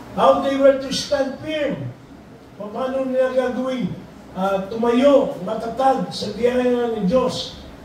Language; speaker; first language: Filipino; native; Filipino